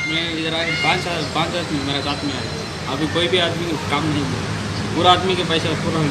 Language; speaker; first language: Hindi; non-native, local second language; Tamil